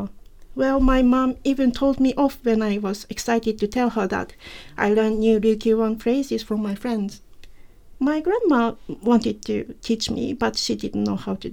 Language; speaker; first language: English; non-native, fluent; Japanese